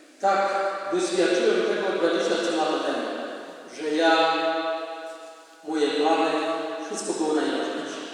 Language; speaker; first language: Polish; non-native, fluent; Indonesian